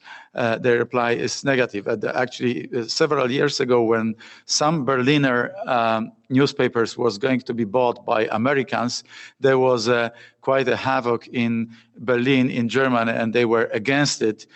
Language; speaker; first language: English; non-native, fluent; Polish